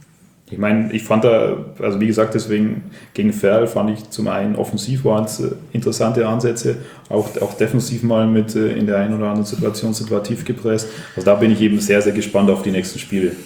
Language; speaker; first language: German; native; German